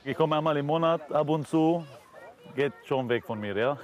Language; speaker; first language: German; non-native, fluent; Arabic